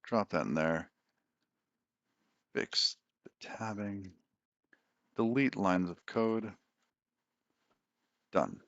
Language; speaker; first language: English; native; English